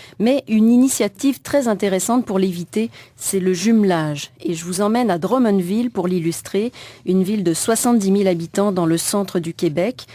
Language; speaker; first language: French; native; French